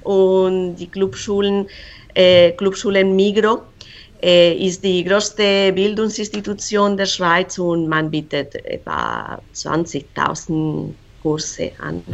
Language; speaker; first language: German; non-native, fluent; Spanish